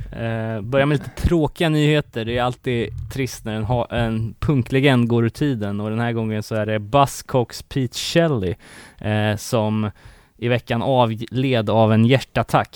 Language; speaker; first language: Swedish; native; Swedish